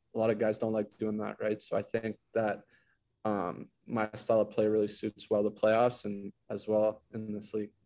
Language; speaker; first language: English; non-native, fluent; French